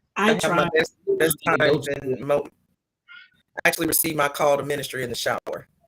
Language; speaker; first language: English; native; English